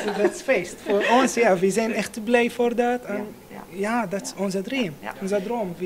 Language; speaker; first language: Dutch; non-native, learner; Arabic